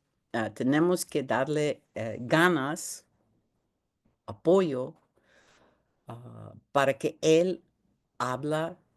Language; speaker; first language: Spanish; early bilingual, heritage; Spanish